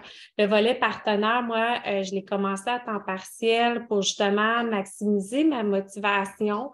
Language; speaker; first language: French; native; French